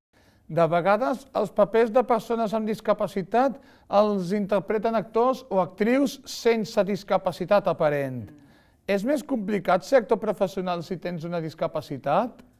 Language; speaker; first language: Catalan; native; Catalan